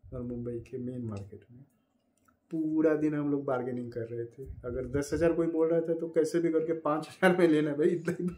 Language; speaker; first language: Hindi; native; Hindi